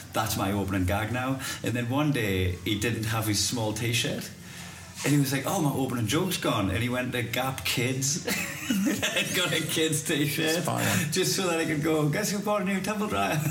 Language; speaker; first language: English; native; English